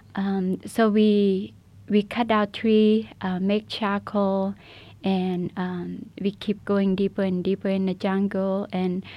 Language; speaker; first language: English; non-native, fluent; Burmese